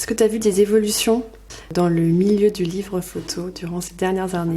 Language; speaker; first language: French; native; French